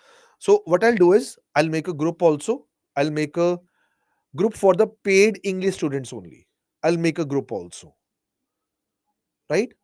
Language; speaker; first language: English; non-native, local second language; Hindi